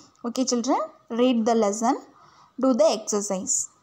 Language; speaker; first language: English; non-native, local second language; Tamil